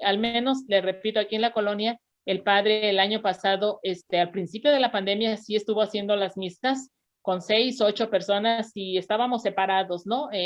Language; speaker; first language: Spanish; native; Spanish